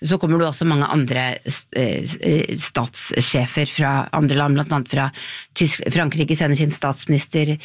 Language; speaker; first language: Norwegian; native; Norwegian